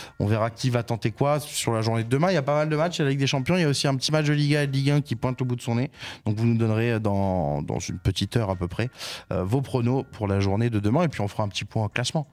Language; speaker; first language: French; native; French